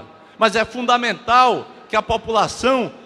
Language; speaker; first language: Portuguese; native; Portuguese